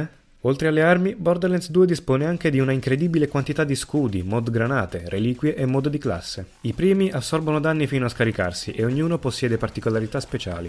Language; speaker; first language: Italian; native; Italian